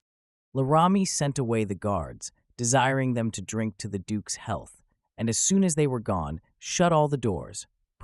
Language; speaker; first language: English; native; English